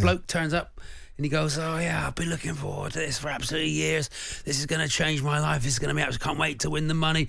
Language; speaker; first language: English; native; English